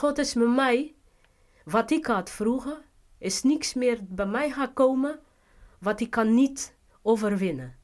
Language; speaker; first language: Dutch; non-native, fluent; Portuguese